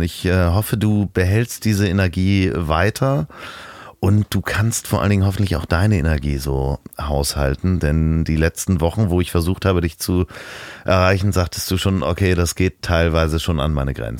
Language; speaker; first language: German; native; German